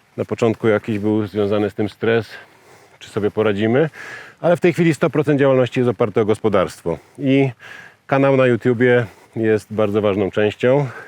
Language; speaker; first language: Polish; native; Polish